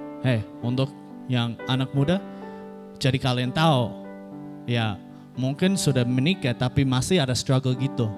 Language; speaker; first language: Indonesian; non-native, fluent; English